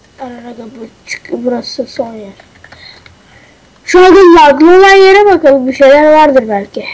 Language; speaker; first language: Turkish; native; Turkish